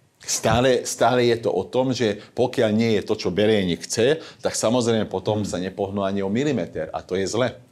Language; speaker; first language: Slovak; non-native, local second language; Hungarian